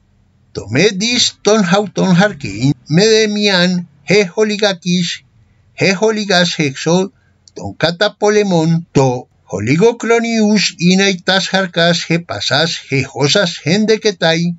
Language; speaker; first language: Greek; non-native, fluent; Spanish